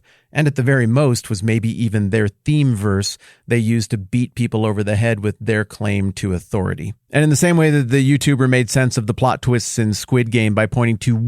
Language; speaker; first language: English; native; English